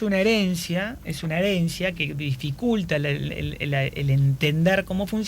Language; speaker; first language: Spanish; native; Spanish